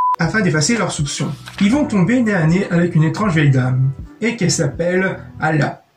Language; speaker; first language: French; native; French